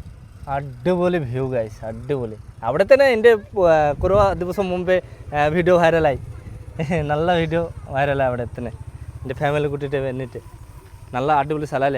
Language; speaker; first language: Malayalam; non-native, learner; Bangla